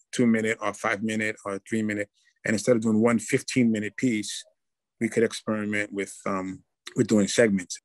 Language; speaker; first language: English; native; English